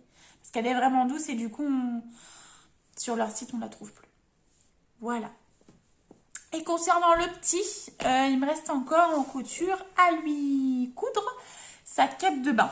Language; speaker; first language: French; native; French